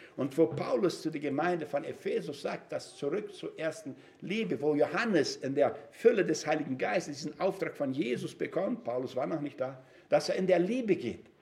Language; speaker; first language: German; non-native, fluent; Portuguese